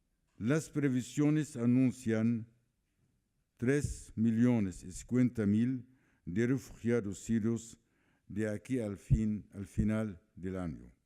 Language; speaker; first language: Spanish; non-native, fluent; Arabic